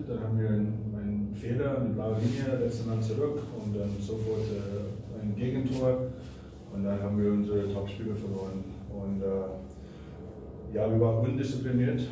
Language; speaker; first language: German; non-native, fluent; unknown